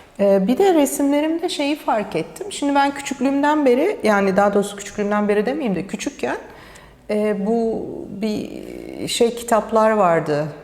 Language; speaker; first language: Turkish; early bilingual, heritage; Turkish